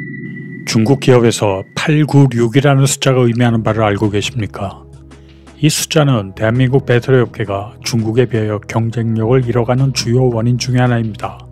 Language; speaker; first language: Korean; native; Korean